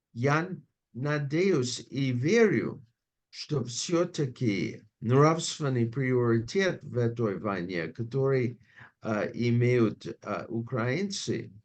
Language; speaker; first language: Russian; non-native, fluent; English